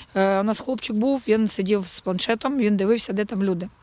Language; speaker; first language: Ukrainian; native; Ukrainian